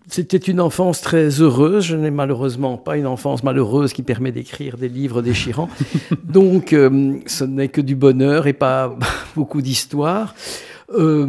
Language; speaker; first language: French; native; French